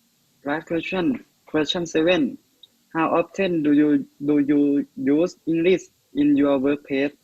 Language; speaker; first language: English; non-native, learner; Thai